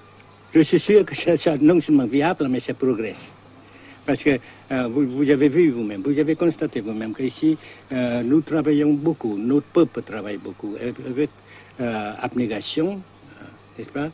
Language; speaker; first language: French; non-native, fluent; Vietnamese